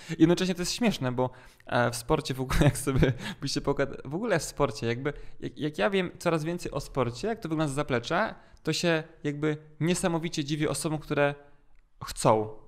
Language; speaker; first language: Polish; native; Polish